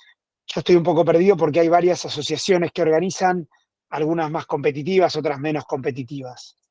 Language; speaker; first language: Spanish; native; Spanish